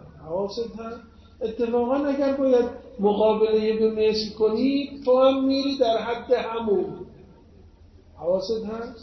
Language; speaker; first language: Persian; native; Persian